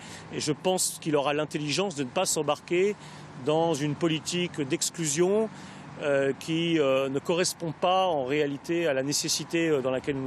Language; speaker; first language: French; native; French